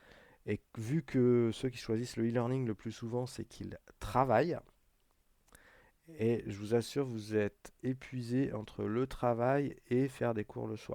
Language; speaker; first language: French; native; French